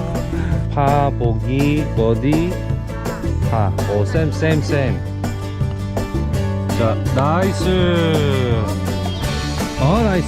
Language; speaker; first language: Korean; native; Korean